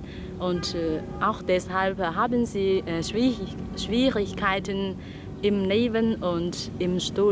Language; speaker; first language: German; non-native, learner; Chinese